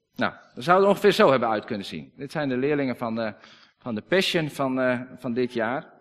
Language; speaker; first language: Dutch; native; Dutch